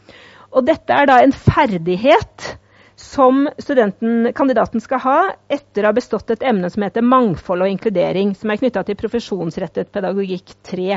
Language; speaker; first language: Norwegian; native; Norwegian